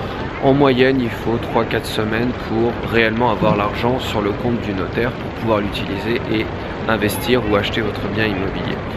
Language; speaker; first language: French; native; French